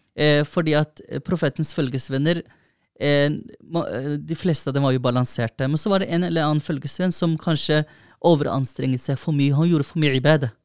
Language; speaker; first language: Norwegian; early bilingual, other home language; Somali